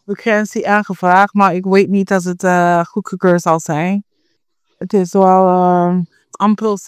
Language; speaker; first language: Dutch; non-native, fluent; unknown